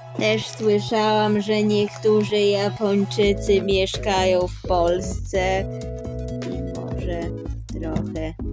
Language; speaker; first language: Polish; early bilingual, heritage; Polish